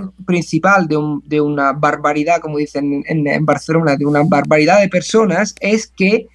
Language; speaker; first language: Spanish; non-native, fluent; Italian